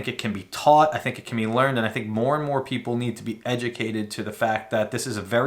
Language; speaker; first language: English; native; English